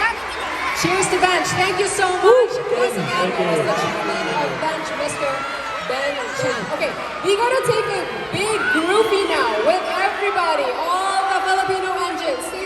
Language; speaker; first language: English; non-native, local second language; Filipino